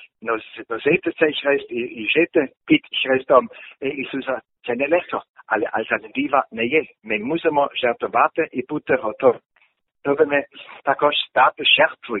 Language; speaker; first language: Ukrainian; non-native, learner; German